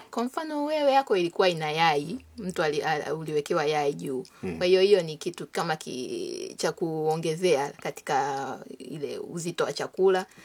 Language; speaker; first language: Swahili; native; Swahili